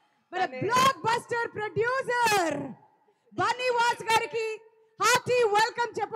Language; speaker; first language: Telugu; native; Telugu